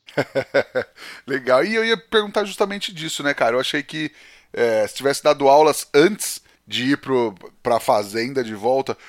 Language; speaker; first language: Portuguese; native; Portuguese